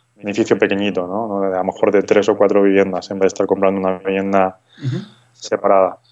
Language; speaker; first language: Spanish; native; Spanish